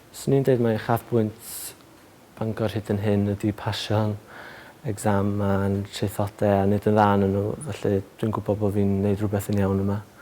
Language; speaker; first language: Welsh; native; Welsh